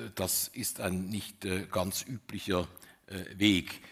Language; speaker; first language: German; native; German